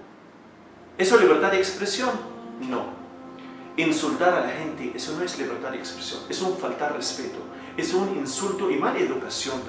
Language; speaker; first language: Spanish; non-native, fluent; Arabic